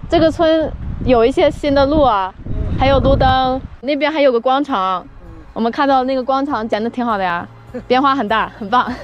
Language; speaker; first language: Chinese; non-native, fluent; English